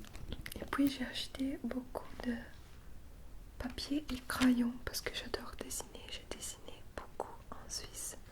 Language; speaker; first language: French; non-native, fluent; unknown